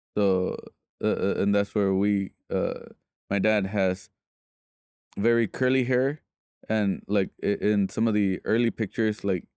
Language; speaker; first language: English; early bilingual, other home language; Spanish